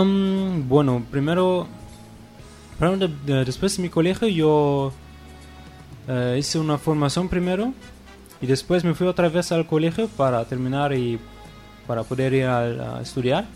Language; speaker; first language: Spanish; non-native, fluent; German